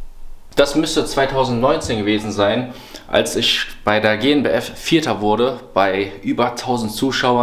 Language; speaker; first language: German; native; German